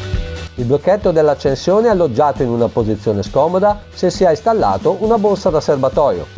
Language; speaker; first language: Italian; native; Italian